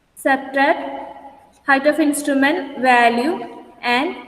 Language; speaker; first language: English; non-native, local second language; Malayalam